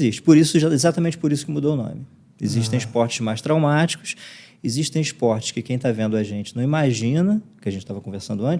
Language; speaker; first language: Portuguese; native; Portuguese